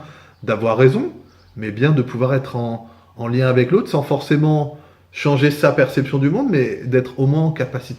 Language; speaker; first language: French; native; French